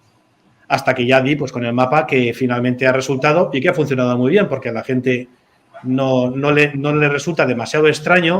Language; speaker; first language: Spanish; native; Spanish